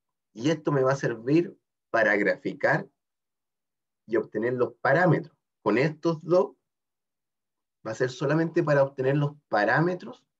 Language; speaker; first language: Spanish; native; Spanish